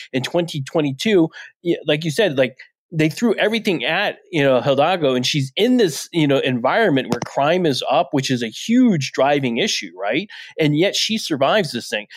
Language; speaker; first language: English; native; English